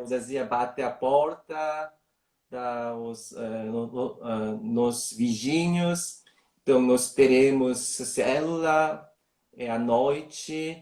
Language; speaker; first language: Portuguese; non-native, learner; Korean